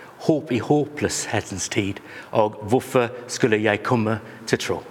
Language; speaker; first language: Norwegian; non-native, fluent; English